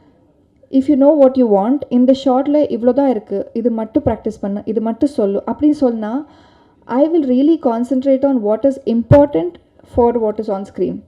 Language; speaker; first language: Tamil; non-native, local second language; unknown